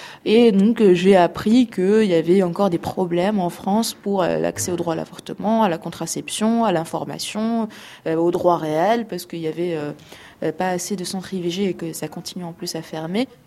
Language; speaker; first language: French; non-native, local second language; Arabic